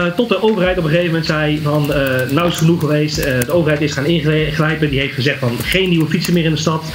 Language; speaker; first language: Dutch; native; Dutch